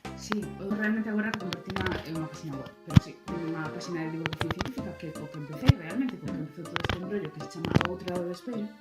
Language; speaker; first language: Galician; native; Galician